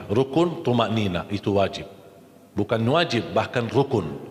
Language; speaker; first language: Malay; non-native, fluent; Arabic